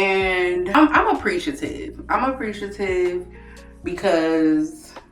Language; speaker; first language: English; native; English